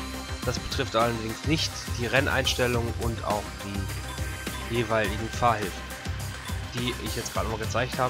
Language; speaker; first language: German; native; German